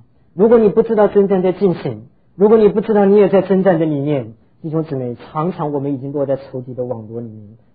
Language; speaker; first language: Chinese; native; Chinese